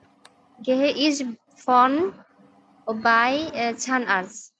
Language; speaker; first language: German; non-native, learner; Bangla